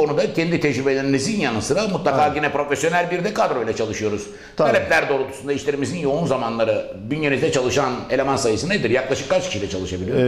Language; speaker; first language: Turkish; native; Turkish